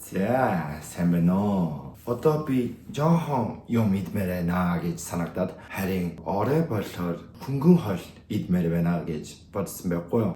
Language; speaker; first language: Mongolian; non-native, learner; Korean